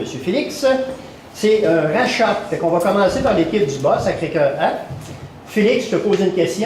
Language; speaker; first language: French; native; French